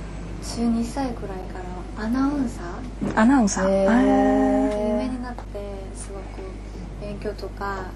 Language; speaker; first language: Japanese; non-native, fluent; Korean